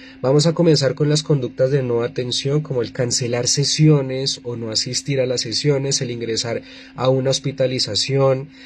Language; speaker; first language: Spanish; native; Spanish